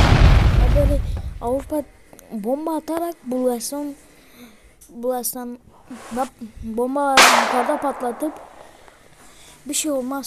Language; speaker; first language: Turkish; early bilingual, heritage; Turkish